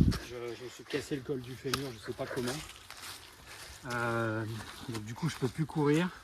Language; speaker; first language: French; native; French